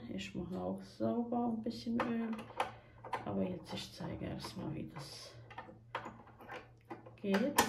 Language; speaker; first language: German; non-native, fluent; Croatian